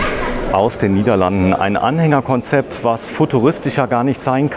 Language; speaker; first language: German; native; German